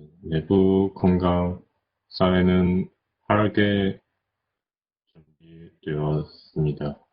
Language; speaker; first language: Korean; non-native, learner; Chinese